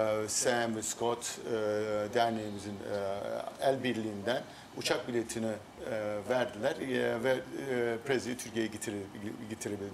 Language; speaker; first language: Turkish; early bilingual, heritage; Turkish